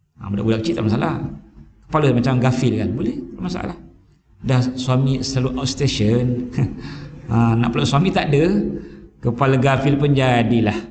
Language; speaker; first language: Malay; native; Malay